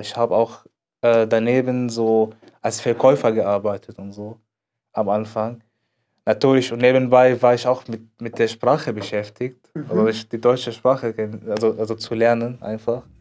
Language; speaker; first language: German; non-native, fluent; Arabic